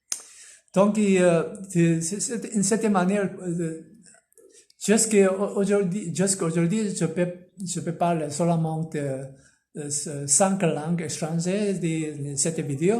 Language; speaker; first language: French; non-native, learner; Korean